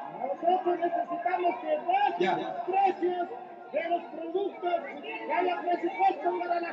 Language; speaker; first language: Spanish; native; Spanish